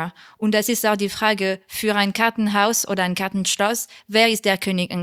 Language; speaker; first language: German; non-native, learner; French